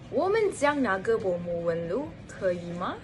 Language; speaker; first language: Chinese; non-native, learner; Malay